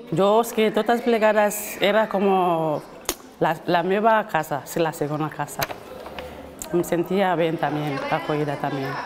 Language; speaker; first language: Catalan; non-native, fluent; Bambara